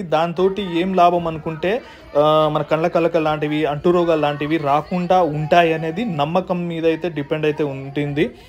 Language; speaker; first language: Telugu; non-native, local second language; Lambadi